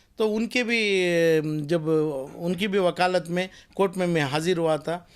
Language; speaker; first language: Hindi; non-native, local second language; Urdu